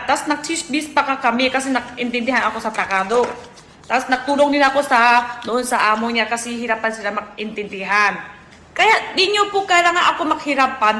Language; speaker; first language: Filipino; non-native, learner; Chinese